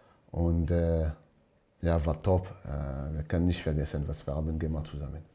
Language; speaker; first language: German; non-native, learner; French